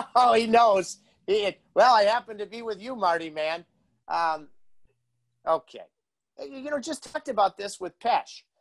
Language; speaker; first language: English; native; English